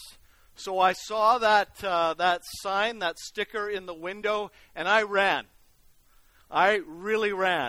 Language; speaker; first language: English; native; English